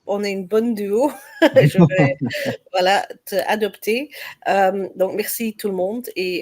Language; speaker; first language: French; non-native, learner; Dutch